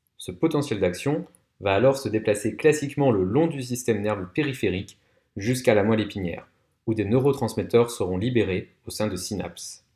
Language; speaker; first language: French; native; French